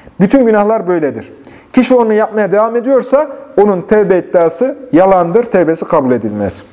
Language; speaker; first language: Turkish; native; Turkish